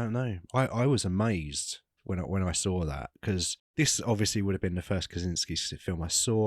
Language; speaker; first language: English; native; English